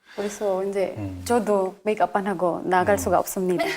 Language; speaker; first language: Korean; non-native, fluent; Filipino